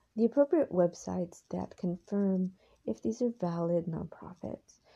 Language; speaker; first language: English; early bilingual, other home language; Spanish